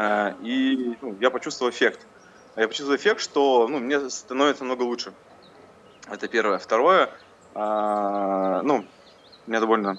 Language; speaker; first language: Russian; native; Russian